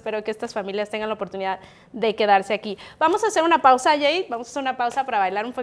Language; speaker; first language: Spanish; native; Spanish